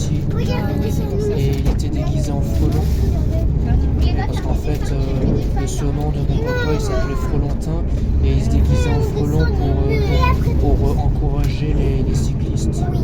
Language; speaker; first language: French; native; French